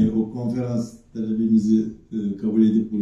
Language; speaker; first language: Turkish; native; Turkish